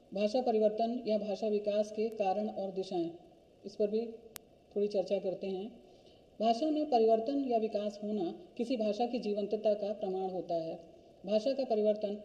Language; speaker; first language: Hindi; native; Hindi